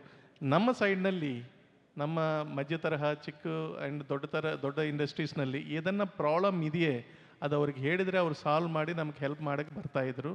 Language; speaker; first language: Kannada; non-native, local second language; Telugu